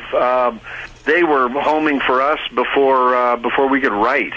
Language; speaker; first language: English; native; English